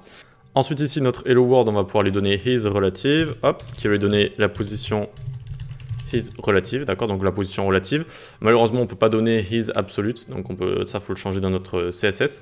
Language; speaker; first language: French; native; French